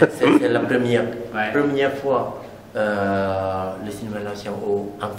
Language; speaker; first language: French; non-native, learner; Lao